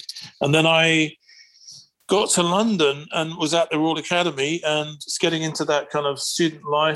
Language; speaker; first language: English; native; English